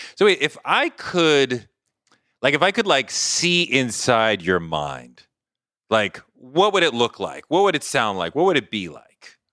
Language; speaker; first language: English; native; English